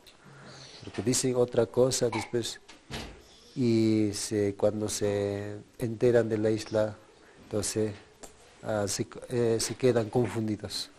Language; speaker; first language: Spanish; non-native, local second language; Quechua